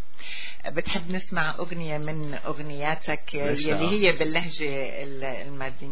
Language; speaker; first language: Arabic; native; Arabic